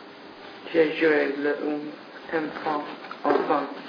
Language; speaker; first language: French; non-native, learner; English